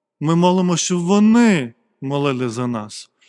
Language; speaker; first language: Ukrainian; non-native, fluent; Lithuanian